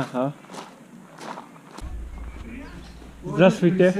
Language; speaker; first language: Russian; non-native, learner; Polish